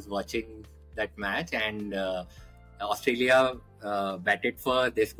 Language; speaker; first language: English; non-native, local second language; Hindi